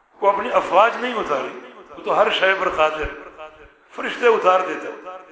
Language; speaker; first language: Urdu; native; Urdu